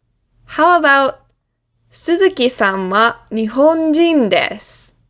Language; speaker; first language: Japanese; non-native, fluent; English